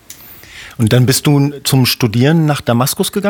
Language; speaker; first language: German; native; German